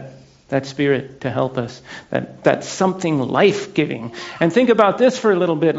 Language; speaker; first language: English; native; English